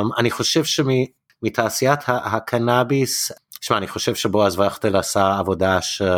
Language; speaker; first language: Hebrew; non-native, fluent; English